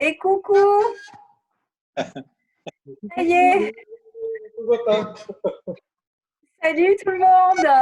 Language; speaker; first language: French; native; French